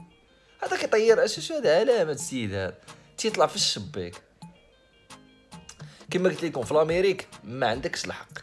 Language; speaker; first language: Arabic; native; Arabic